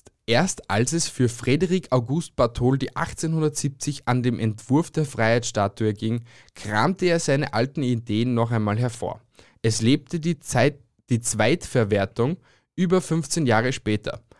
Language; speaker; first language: German; native; German